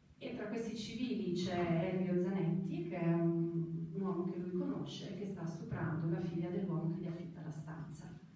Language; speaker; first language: Italian; native; Italian